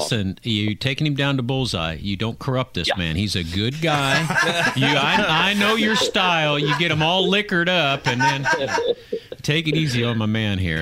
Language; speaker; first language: English; native; English